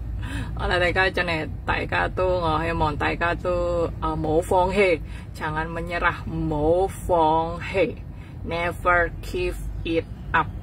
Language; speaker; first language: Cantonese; non-native, fluent; Indonesian